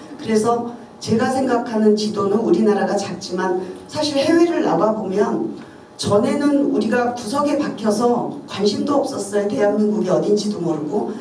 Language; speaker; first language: Korean; native; Korean